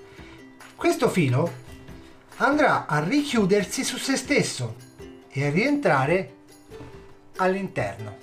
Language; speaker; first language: Italian; native; Italian